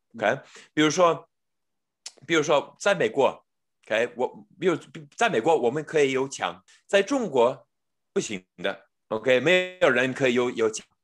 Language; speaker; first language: Chinese; non-native, fluent; English